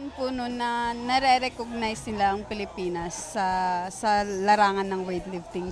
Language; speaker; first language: Filipino; native; Filipino